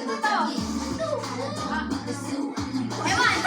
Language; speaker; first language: Filipino; non-native, local second language; Cebuano